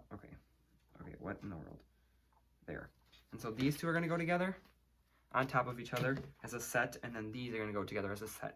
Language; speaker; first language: English; native; English